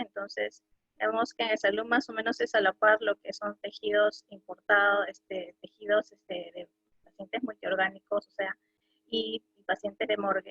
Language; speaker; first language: Spanish; native; Spanish